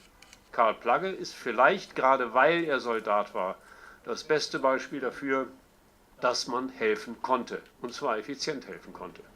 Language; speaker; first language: German; native; German